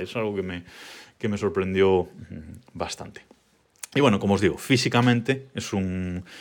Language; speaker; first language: Spanish; native; Spanish